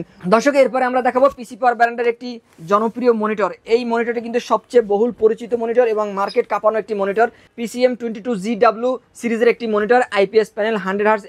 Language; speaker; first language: Bangla; native; Bangla